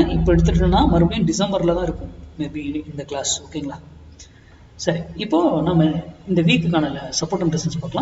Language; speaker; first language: Tamil; native; Tamil